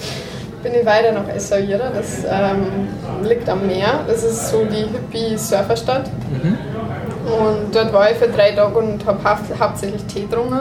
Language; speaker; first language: German; native; German